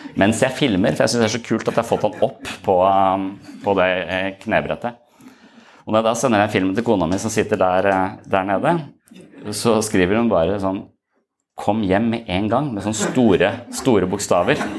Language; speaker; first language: Norwegian; native; Norwegian